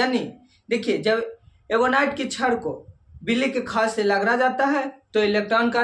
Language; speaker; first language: Hindi; native; Hindi